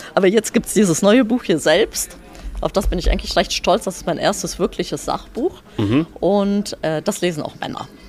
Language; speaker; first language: German; early bilingual, other home language; Polish